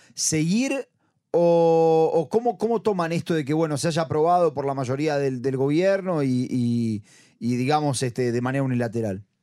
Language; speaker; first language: Spanish; native; Spanish